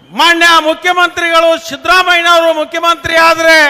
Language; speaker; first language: Kannada; native; Kannada